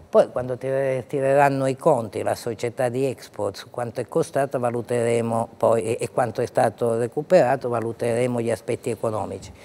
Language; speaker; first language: Italian; native; Italian